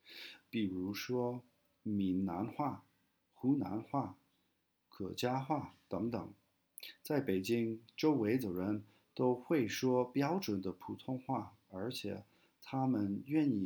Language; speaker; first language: Chinese; non-native, fluent; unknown